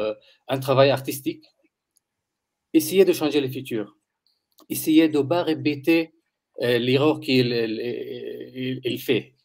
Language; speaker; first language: French; non-native, learner; Arabic